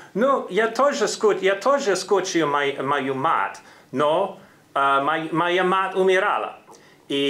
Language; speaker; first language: Russian; non-native, learner; English